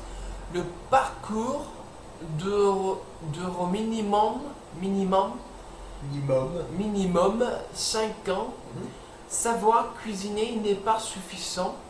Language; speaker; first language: French; non-native, learner; English